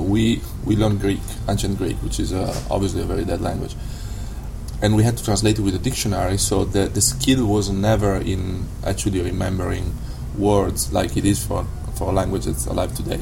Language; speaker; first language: English; non-native, fluent; Italian